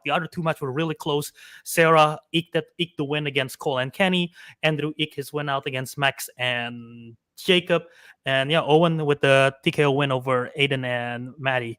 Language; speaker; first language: English; native; English